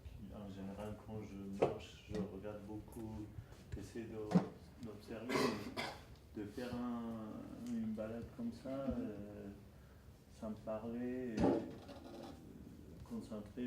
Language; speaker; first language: French; non-native, learner; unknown